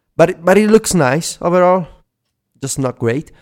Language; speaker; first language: English; non-native, fluent; Italian